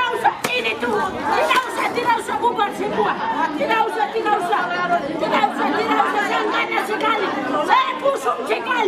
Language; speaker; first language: Indonesian; non-native, local second language; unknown